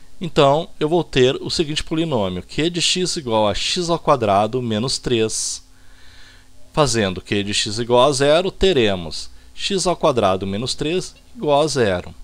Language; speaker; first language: Portuguese; native; Portuguese